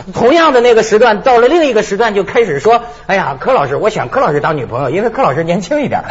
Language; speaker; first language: Chinese; native; Chinese